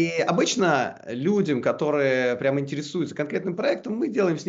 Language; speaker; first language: Russian; native; Russian